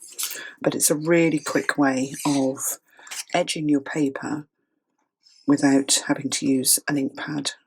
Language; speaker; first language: English; native; English